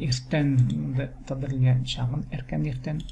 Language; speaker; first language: Turkish; non-native, learner; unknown